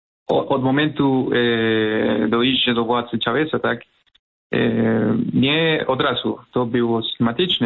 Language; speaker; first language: Polish; non-native, fluent; Spanish